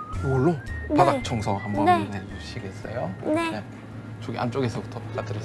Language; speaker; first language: Korean; native; Korean